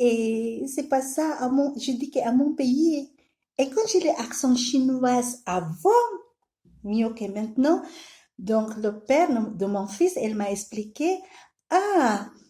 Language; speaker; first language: French; non-native, learner; Filipino